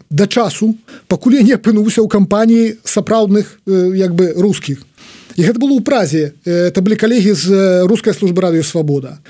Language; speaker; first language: Belarusian; native; Belarusian